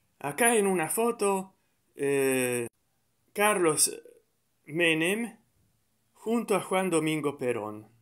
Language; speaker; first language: Spanish; non-native, fluent; Italian